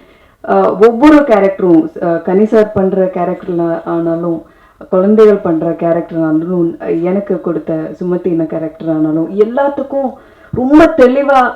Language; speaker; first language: Tamil; non-native, fluent; Malayalam